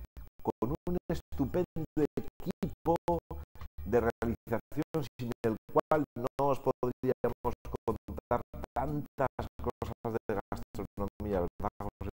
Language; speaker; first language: Spanish; native; Spanish